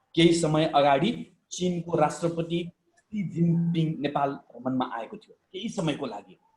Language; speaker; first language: Nepali; non-native, local second language; Newari